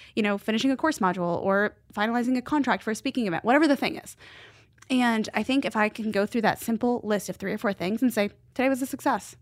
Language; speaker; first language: English; early bilingual, other home language; Spanish